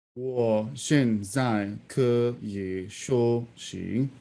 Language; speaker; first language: Chinese; non-native, learner; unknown